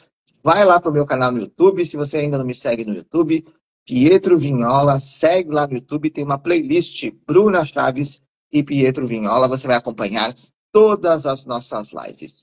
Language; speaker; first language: Portuguese; native; Portuguese